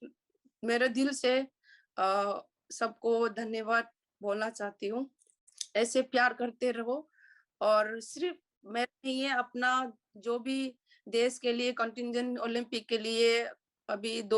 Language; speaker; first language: Hindi; non-native, local second language; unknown